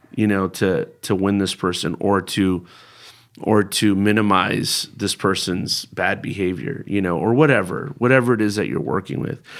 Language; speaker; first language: English; early bilingual, other home language; Spanish